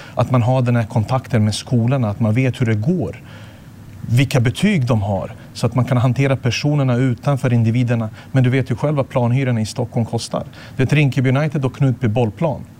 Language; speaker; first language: Swedish; early bilingual, other home language; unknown